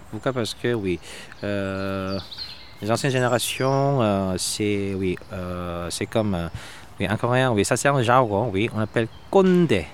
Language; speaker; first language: French; non-native, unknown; Korean